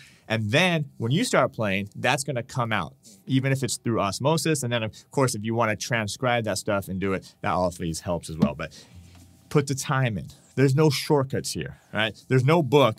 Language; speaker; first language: English; native; English